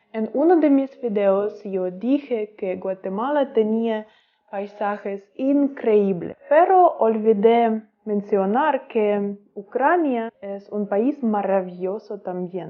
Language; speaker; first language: Spanish; non-native, fluent; Ukrainian